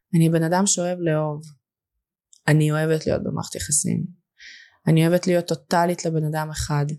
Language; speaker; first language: Hebrew; early bilingual, other home language; Russian